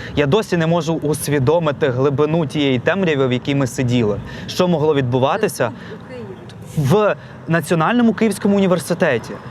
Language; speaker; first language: Ukrainian; non-native, local second language; Russian